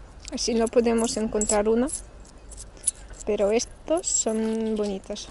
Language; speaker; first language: Spanish; non-native, fluent; Russian